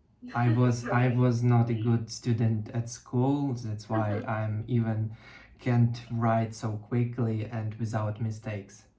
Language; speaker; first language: English; non-native, learner; Russian